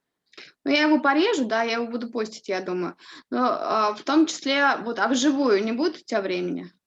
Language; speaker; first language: Russian; native; Russian